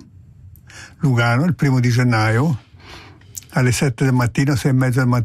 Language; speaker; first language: Italian; native; Italian